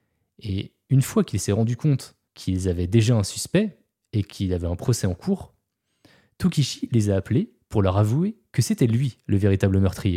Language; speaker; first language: French; native; French